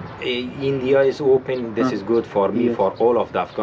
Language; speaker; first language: English; non-native, learner; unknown